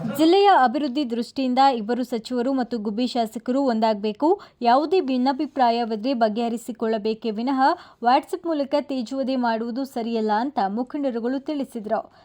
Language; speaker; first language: Kannada; native; Kannada